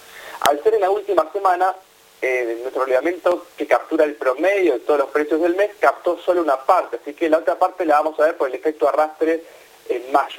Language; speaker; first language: Spanish; native; Spanish